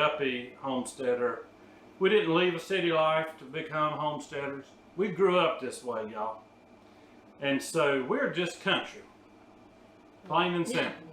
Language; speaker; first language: English; native; English